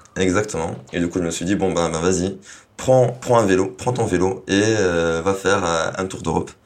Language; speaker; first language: French; non-native, local second language; Arabic